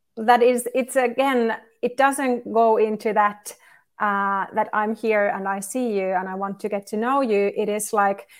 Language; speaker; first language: English; non-native, fluent; Finnish